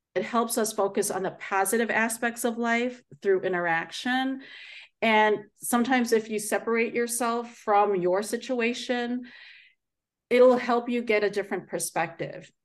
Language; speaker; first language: English; native; English